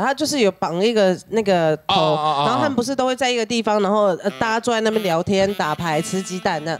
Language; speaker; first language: Chinese; native; Chinese